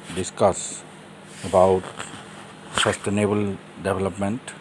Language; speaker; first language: English; non-native, local second language; Assamese